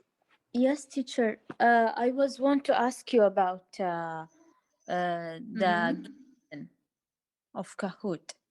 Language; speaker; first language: English; non-native, learner; Arabic